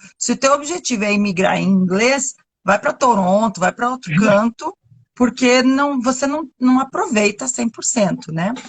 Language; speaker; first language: Portuguese; native; Portuguese